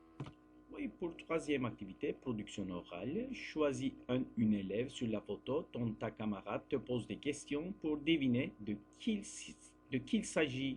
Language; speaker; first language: French; non-native, fluent; Turkish